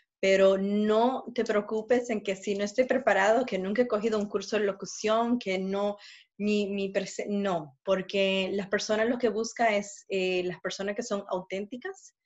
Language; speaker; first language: Spanish; early bilingual, heritage; Spanish